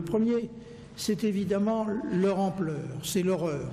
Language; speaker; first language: French; native; French